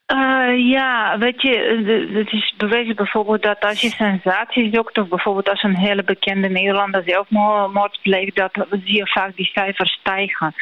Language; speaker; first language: Dutch; non-native, fluent; Bulgarian